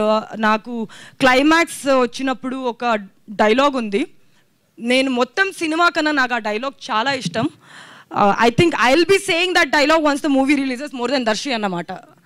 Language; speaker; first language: English; non-native, local second language; Telugu